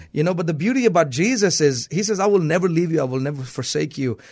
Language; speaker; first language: English; non-native, local second language; Malayalam